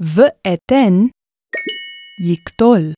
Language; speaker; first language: Hebrew; non-native, fluent; English